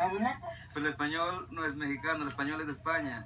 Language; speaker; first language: Spanish; non-native, local second language; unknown